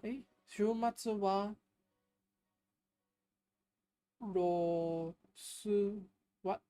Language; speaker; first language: Japanese; non-native, learner; English